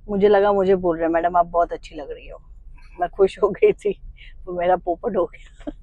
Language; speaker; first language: Hindi; non-native, local second language; Marathi